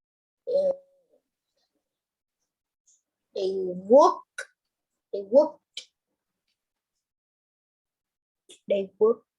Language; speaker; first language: English; non-native, learner; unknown